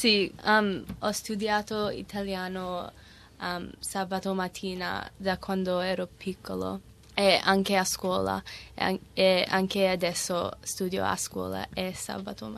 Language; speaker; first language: Italian; non-native, learner; English